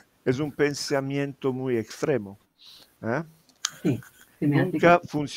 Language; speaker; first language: Spanish; non-native, fluent; Italian